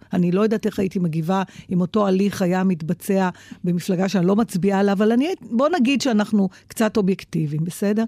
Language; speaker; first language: Hebrew; native; Hebrew